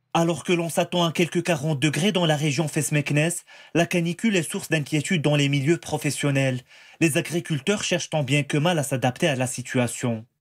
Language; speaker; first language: French; non-native, local second language; Arabic